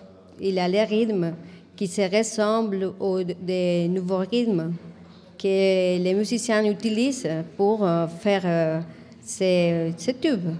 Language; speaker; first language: French; non-native, fluent; Spanish